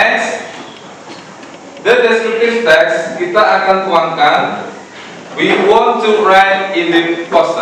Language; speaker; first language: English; non-native, fluent; Indonesian